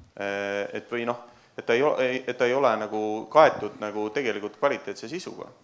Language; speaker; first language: Estonian; native; Estonian